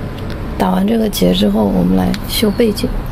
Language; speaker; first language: Chinese; native; Chinese